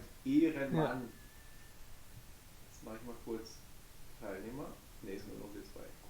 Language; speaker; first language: German; native; German